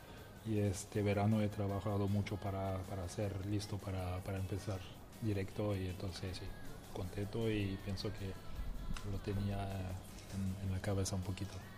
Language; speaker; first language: Spanish; non-native, fluent; French